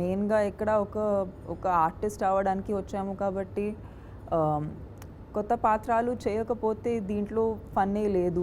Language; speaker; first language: Telugu; non-native, fluent; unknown